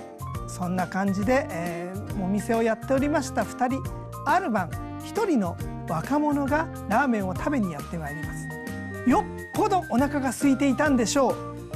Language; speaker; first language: Japanese; native; Japanese